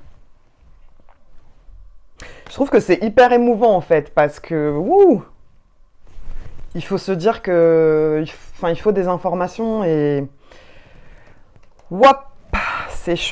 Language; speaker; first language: French; native; French